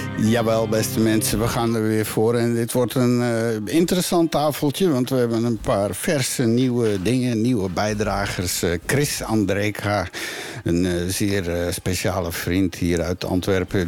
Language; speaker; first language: Dutch; native; Dutch